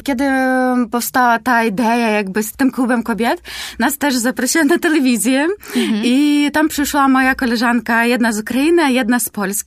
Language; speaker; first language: Polish; non-native, learner; Ukrainian